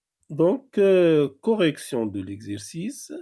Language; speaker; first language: French; non-native, local second language; Arabic